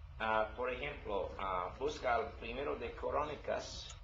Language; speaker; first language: Spanish; non-native, learner; English